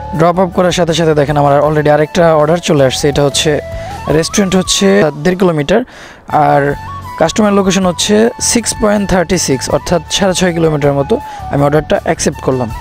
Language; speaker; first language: Bangla; native; Bangla